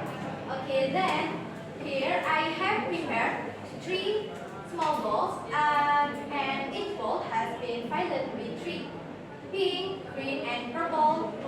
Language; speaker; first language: English; non-native, learner; Indonesian